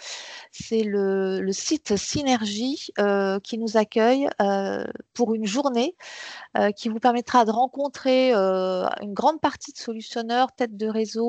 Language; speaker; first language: French; native; French